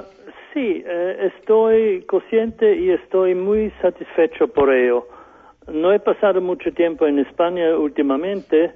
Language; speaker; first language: Spanish; non-native, fluent; German